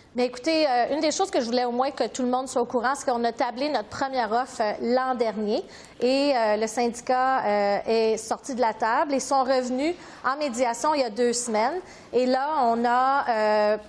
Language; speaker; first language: French; native; French